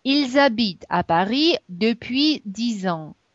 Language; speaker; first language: French; non-native, fluent; Russian